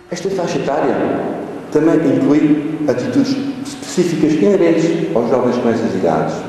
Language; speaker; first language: Portuguese; native; Portuguese